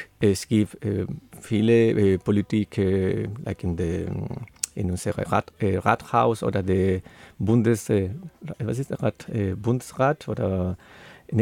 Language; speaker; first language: German; non-native, learner; Spanish